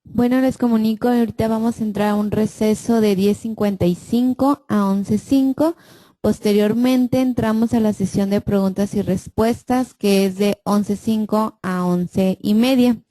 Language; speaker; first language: Spanish; native; Spanish